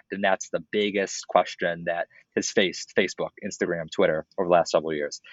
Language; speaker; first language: English; native; English